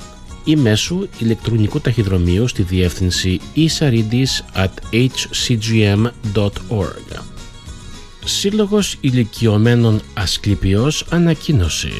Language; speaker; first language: Greek; native; Greek